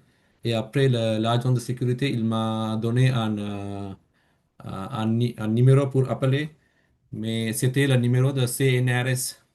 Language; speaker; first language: French; non-native, fluent; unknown